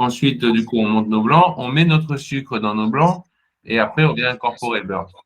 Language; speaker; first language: French; native; French